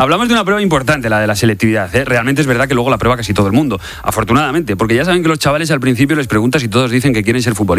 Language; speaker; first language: Spanish; native; Spanish